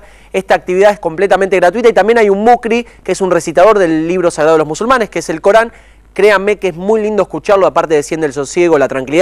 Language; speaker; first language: Spanish; native; Spanish